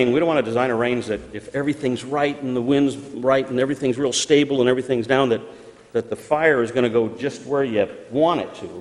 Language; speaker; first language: English; native; English